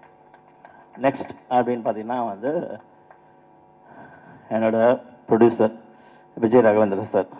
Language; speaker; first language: Tamil; native; Tamil